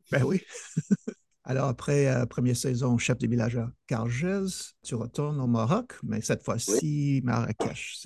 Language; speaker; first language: French; non-native, fluent; English